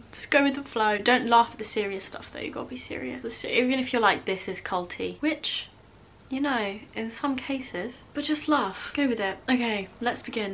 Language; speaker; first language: English; native; English